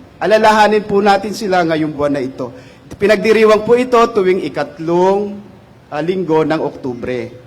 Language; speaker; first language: Filipino; native; Filipino